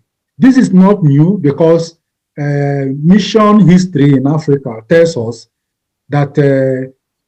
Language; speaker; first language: English; non-native, local second language; Igbo